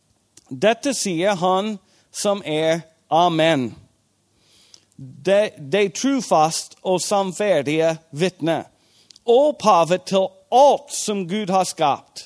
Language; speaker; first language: Norwegian; non-native, fluent; English